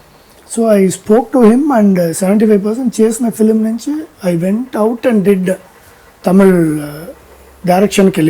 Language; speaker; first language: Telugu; non-native, fluent; Tamil